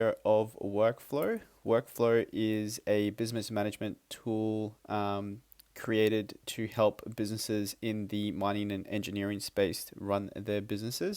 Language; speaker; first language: English; native; English